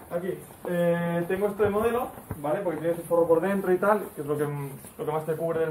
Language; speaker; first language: Spanish; native; Spanish